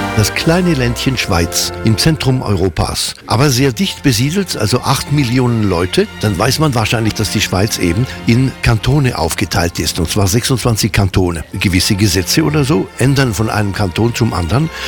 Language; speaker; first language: German; non-native, local second language; French